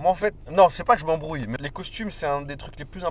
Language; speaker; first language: French; native; French